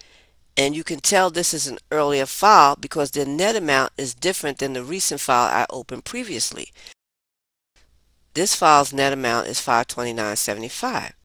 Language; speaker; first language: English; native; English